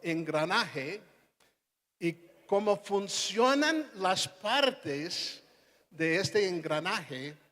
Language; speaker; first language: Spanish; non-native, fluent; English